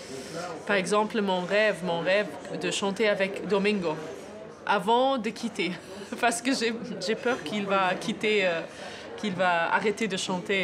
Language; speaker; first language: French; non-native, fluent; Arabic